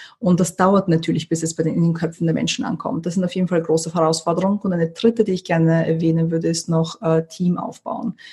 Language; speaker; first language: German; early bilingual, other home language; Russian